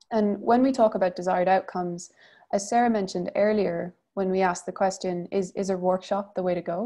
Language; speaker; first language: English; native; English